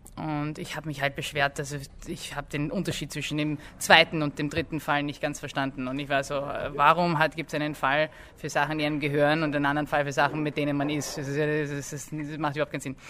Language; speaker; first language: German; early bilingual, other home language; English